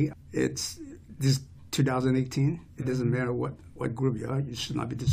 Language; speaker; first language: English; non-native, local second language; Cantonese